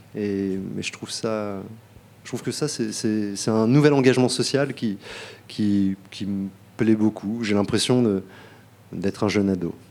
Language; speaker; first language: French; native; French